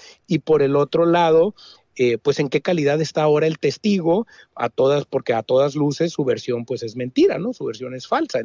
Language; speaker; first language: Spanish; native; Spanish